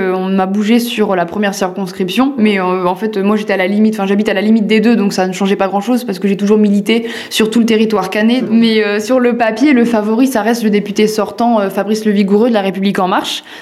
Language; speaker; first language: French; native; French